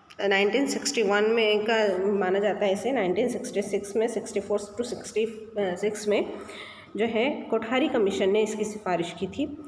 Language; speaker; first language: Urdu; native; Urdu